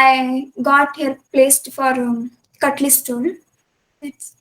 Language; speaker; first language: English; non-native, local second language; Kannada